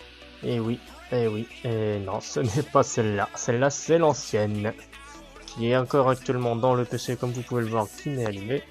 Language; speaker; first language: French; native; French